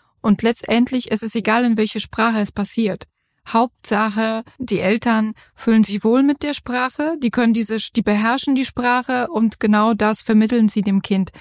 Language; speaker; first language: German; non-native, fluent; Polish